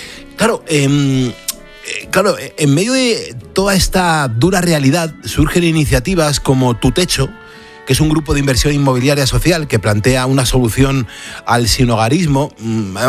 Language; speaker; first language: Spanish; native; Spanish